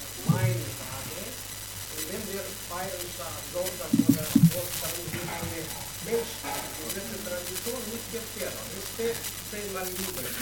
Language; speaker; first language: German; non-native, learner; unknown